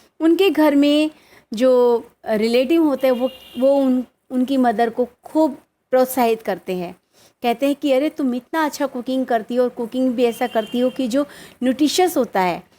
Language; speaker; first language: Hindi; native; Hindi